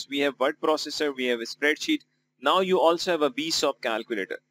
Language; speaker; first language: English; non-native, local second language; Urdu